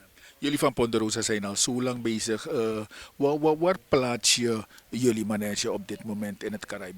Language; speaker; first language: Dutch; native; Dutch